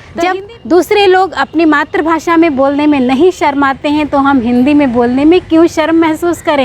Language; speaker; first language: Hindi; native; Hindi